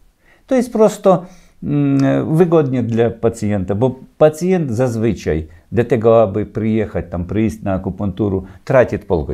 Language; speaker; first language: Polish; non-native, learner; Ukrainian